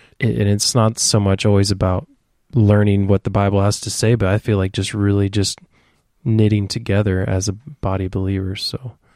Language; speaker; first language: English; native; English